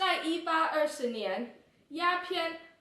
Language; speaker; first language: Chinese; non-native, learner; English